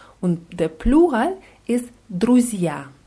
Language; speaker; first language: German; non-native, fluent; Russian